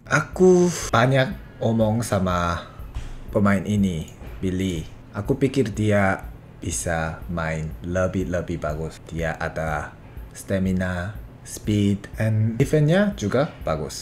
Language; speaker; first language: Indonesian; non-native, fluent; Korean